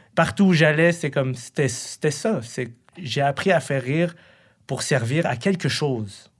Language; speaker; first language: French; early bilingual, other home language; Arabic